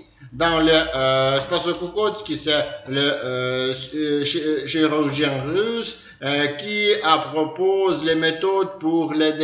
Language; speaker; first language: French; non-native, learner; Ukrainian